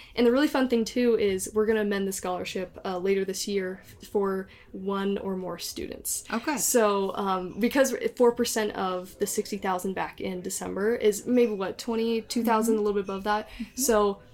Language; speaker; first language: English; native; English